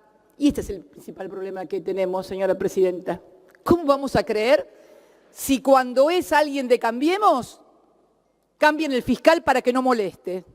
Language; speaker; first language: Spanish; native; Spanish